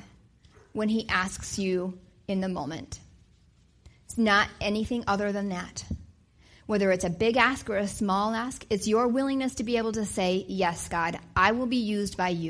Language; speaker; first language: English; native; English